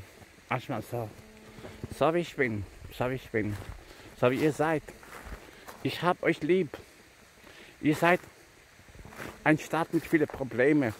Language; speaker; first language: German; non-native, fluent; Albanian